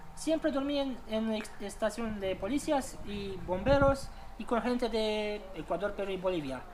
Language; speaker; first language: Spanish; non-native, learner; Romanian